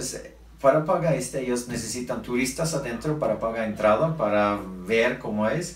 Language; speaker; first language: Spanish; non-native, learner; Norwegian